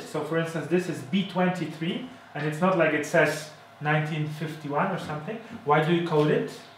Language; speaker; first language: English; non-native, fluent; Polish